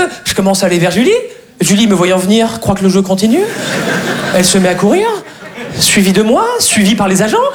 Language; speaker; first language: French; native; French